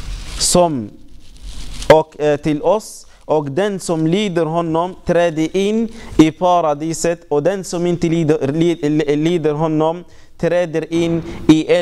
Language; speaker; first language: Swedish; non-native, fluent; Arabic